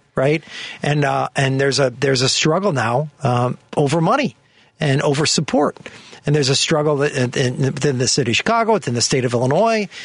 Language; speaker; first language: English; native; English